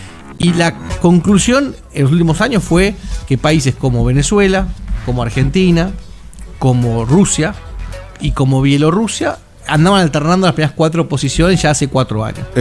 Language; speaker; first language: Spanish; native; Spanish